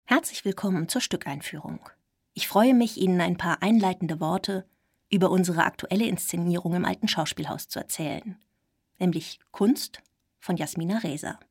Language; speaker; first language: German; native; German